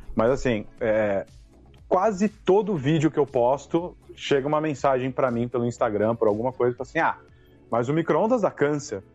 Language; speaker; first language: Portuguese; native; Portuguese